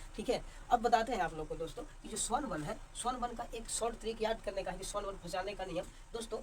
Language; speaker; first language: Hindi; native; Hindi